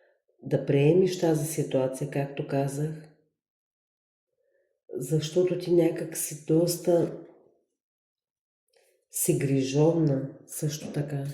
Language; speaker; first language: Bulgarian; native; Bulgarian